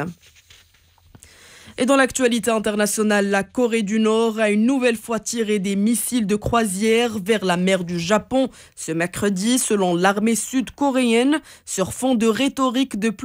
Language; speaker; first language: French; non-native, local second language; Arabic